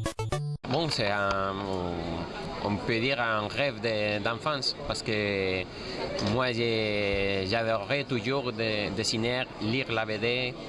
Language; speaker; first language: French; non-native, fluent; Spanish